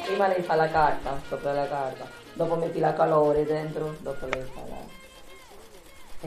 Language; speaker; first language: Italian; non-native, learner; Urdu